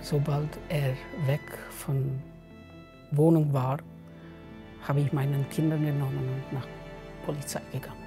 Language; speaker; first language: German; non-native, fluent; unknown